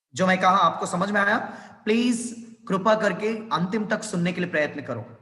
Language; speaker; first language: Hindi; non-native, local second language; Telugu